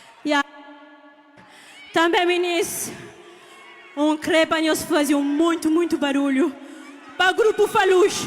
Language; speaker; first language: Portuguese; non-native, local second language; Kabuverdianu